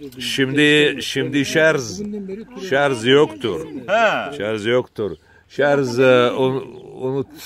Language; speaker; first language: Turkish; non-native, learner; Abkhazian